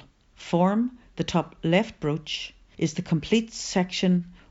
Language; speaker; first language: English; native; English